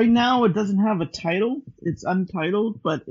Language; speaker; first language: English; native; English